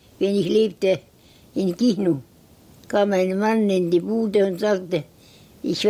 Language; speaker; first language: German; non-native, learner; Estonian